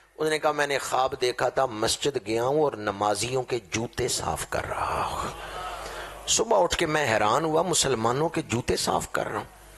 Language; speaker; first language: Urdu; non-native, local second language; Punjabi